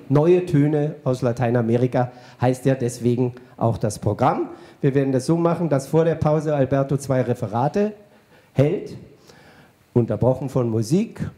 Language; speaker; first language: German; native; German